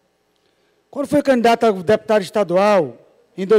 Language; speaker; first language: Portuguese; native; Portuguese